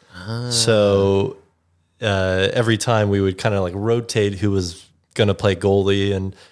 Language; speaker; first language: English; native; English